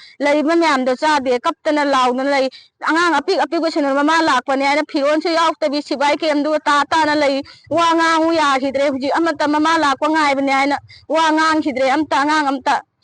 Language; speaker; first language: Manipuri; native; Manipuri